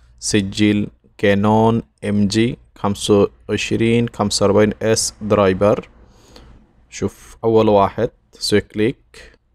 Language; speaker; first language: Arabic; non-native, learner; Bangla